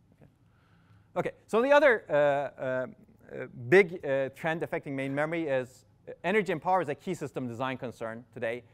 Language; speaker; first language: English; non-native, fluent; Turkish